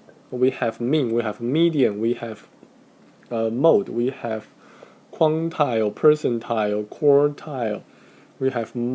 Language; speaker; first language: English; non-native, fluent; Chinese